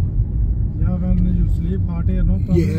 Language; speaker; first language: English; non-native, learner; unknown